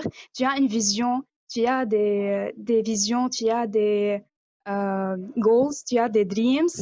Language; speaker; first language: French; non-native, local second language; Arabic